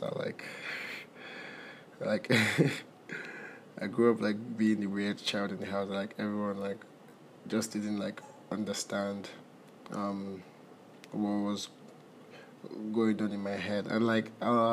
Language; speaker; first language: English; non-native, local second language; Igbo